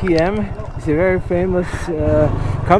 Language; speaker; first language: English; non-native, fluent; German